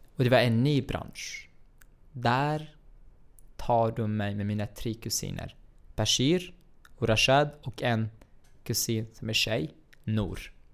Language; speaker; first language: Swedish; non-native, fluent; Arabic